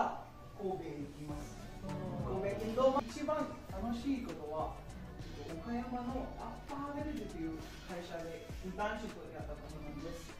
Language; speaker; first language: Japanese; non-native, learner; Punjabi